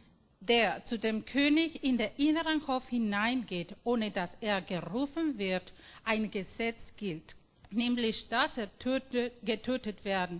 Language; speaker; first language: German; non-native, fluent; Spanish